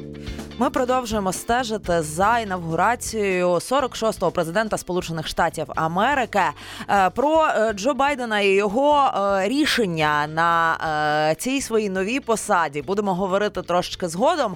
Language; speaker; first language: Ukrainian; native; Ukrainian